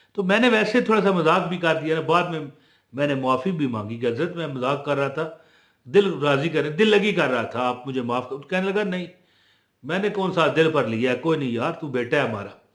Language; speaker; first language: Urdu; non-native, local second language; Punjabi